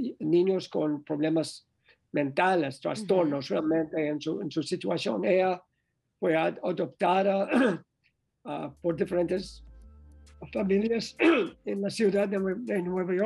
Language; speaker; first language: Spanish; non-native, learner; English